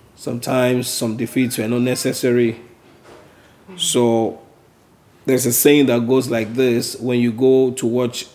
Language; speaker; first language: English; non-native, local second language; Yoruba